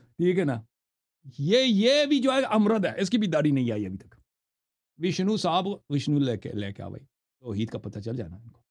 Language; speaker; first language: Urdu; non-native, fluent; Persian